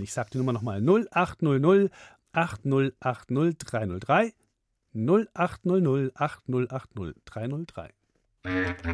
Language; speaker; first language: German; native; German